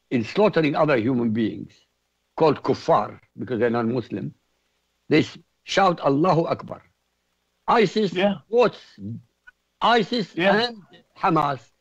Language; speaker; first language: English; non-native, fluent; Arabic